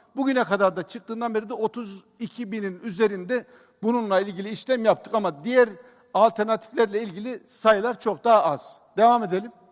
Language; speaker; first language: Turkish; native; Turkish